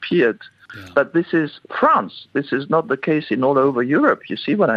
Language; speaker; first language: English; non-native, fluent; French